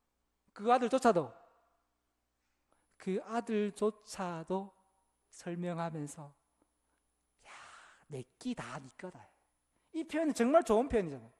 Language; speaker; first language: Korean; native; Korean